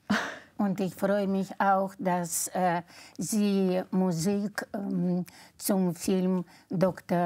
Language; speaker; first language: German; non-native, fluent; Russian